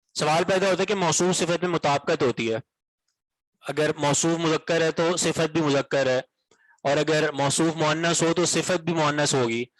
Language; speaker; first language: Urdu; native; Urdu